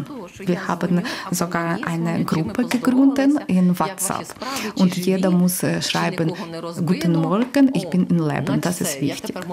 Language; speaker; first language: German; non-native, local second language; Ukrainian